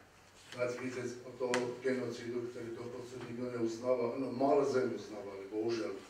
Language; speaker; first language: Czech; non-native, learner; Armenian